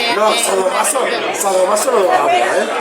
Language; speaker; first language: Spanish; non-native, local second language; Catalan